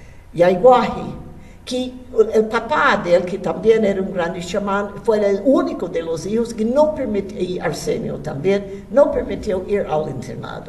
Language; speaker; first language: Spanish; non-native, fluent; English